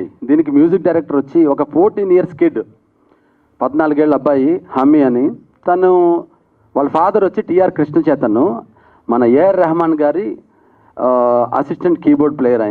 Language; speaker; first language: Telugu; native; Telugu